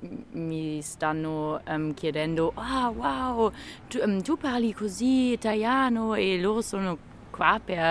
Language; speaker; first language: Italian; non-native, learner; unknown